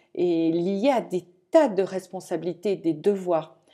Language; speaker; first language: French; native; French